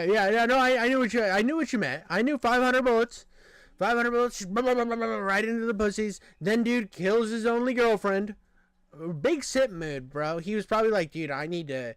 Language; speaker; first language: English; native; English